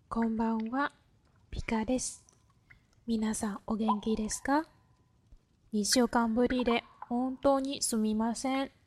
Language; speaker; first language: Japanese; non-native, fluent; Vietnamese